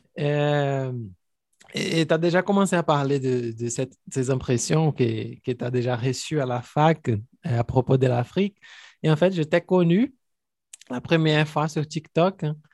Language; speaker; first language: French; non-native, fluent; Portuguese